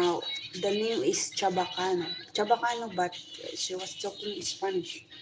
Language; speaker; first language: English; non-native, learner; Filipino